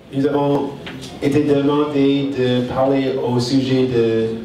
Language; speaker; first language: French; non-native, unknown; English